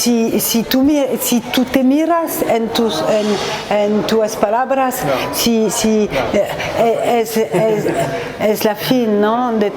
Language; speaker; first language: Spanish; non-native, learner; French